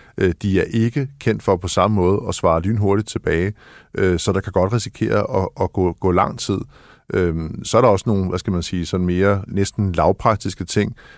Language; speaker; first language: Danish; native; Danish